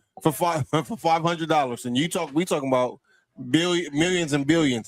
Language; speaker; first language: English; native; English